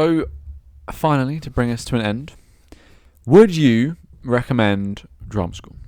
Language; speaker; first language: English; native; English